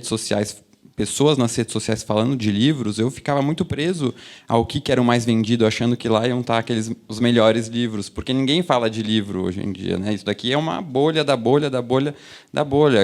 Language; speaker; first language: Portuguese; native; Portuguese